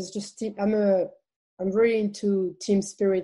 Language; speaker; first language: English; non-native, fluent; French